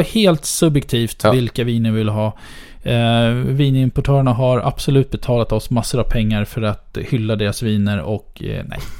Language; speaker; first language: Swedish; native; Swedish